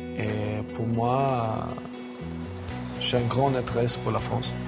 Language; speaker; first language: French; non-native, learner; Swedish